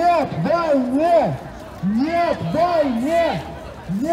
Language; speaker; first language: Russian; native; Russian